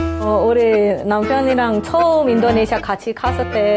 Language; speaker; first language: Korean; non-native, local second language; Indonesian